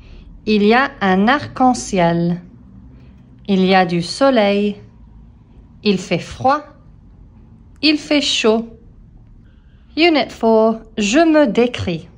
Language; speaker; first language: French; non-native, fluent; English